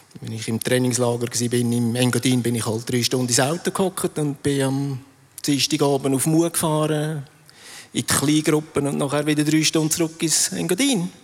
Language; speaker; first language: German; native; German